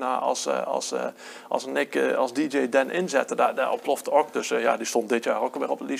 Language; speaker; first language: Dutch; native; Dutch